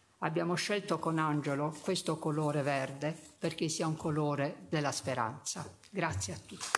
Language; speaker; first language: Italian; native; Italian